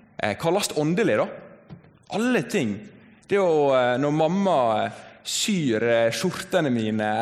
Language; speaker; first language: Norwegian; native; Norwegian